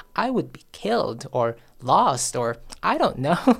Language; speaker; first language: English; non-native, local second language; Filipino